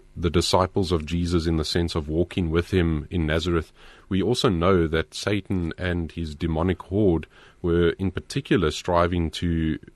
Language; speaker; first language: English; native; English